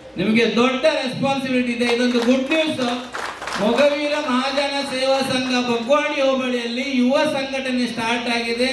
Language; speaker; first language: Kannada; native; Kannada